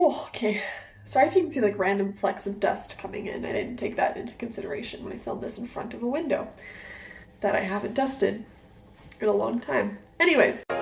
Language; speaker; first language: English; native; English